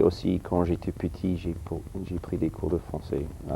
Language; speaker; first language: French; early bilingual, heritage; English